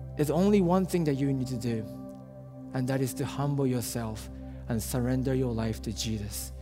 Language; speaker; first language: English; non-native, fluent; Japanese